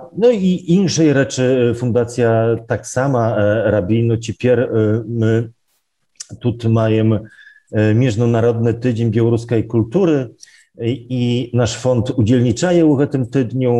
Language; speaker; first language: Belarusian; non-native, local second language; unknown